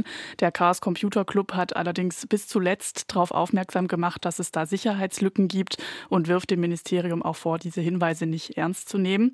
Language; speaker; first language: German; native; German